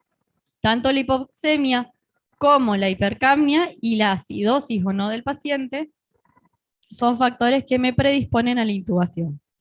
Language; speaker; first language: Spanish; native; Spanish